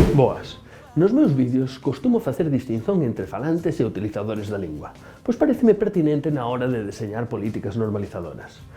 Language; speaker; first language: Galician; native; Galician